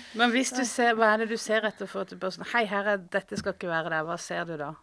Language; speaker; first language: Norwegian; native; Norwegian